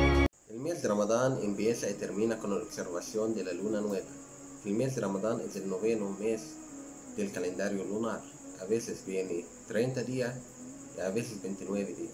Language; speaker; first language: Spanish; non-native, learner; Arabic